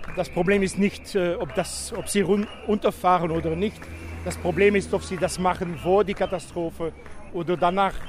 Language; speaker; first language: German; non-native, fluent; French